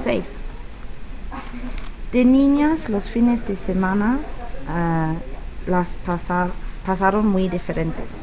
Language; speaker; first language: Spanish; non-native, learner; English